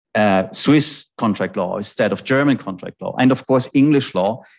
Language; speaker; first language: English; non-native, fluent; German